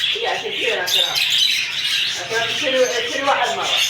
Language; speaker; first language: Arabic; non-native, learner; Indonesian